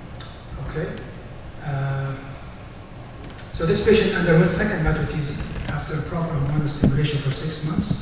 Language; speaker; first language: English; non-native, fluent; Arabic